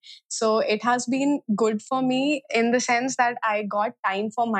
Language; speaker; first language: English; non-native, local second language; Hindi